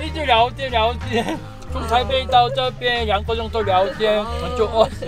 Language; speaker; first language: Chinese; non-native, learner; Korean